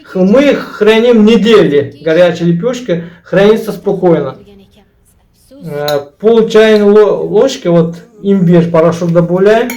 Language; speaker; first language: Russian; non-native, learner; Uzbek